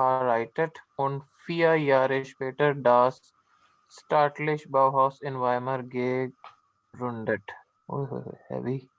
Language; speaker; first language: German; non-native, learner; Urdu